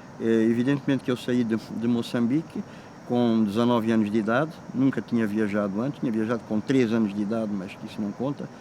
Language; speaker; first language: Portuguese; native; Portuguese